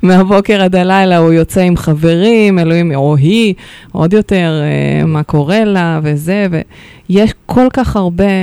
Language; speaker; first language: Hebrew; native; Hebrew